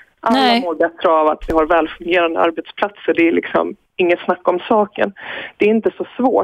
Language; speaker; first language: Swedish; native; Swedish